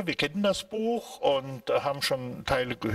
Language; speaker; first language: German; native; German